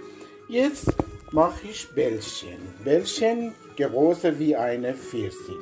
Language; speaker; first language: German; non-native, learner; Persian